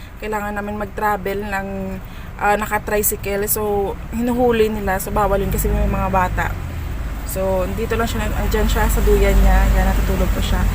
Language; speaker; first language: Filipino; native; Filipino